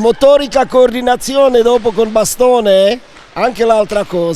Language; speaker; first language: Italian; non-native, learner; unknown